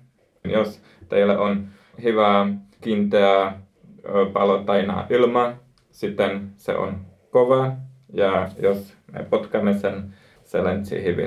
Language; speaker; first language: Finnish; non-native, learner; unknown